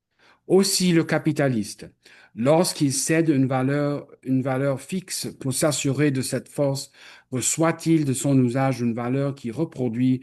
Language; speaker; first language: French; non-native, fluent; English